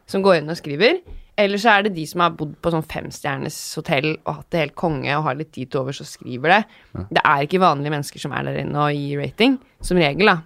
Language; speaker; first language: Norwegian; native; Norwegian